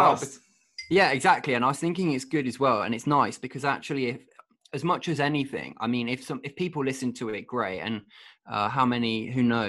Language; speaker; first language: English; native; English